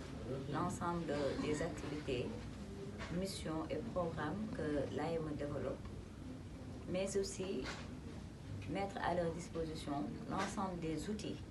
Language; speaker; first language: French; non-native, local second language; Wolof